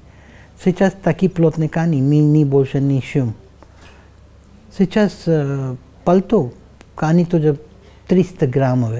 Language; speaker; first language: Russian; non-native, learner; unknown